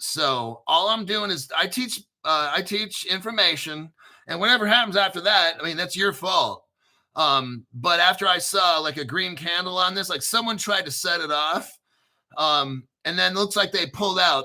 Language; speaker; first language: English; native; English